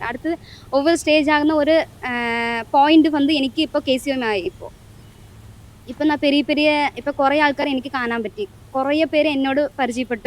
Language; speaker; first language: Malayalam; non-native, local second language; Tamil